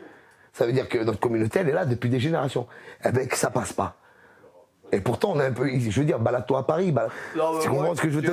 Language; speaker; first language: French; native; French